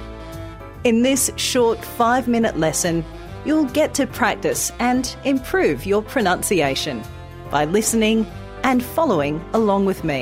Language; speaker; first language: English; native; English